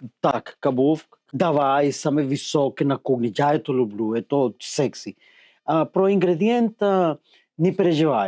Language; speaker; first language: Russian; non-native, learner; Spanish